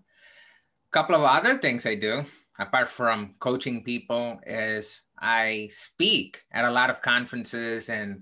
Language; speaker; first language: English; non-native, local second language; Tamil